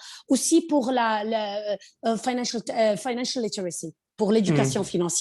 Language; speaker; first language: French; non-native, local second language; Arabic